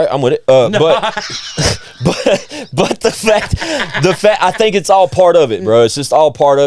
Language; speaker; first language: English; native; English